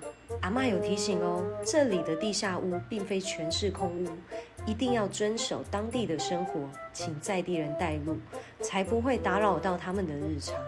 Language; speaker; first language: Chinese; native; Chinese